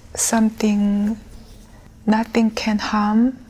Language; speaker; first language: English; non-native, fluent; Korean